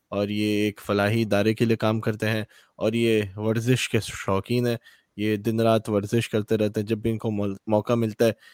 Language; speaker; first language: Urdu; native; Urdu